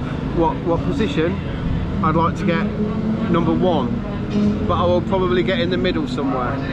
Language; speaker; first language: English; native; English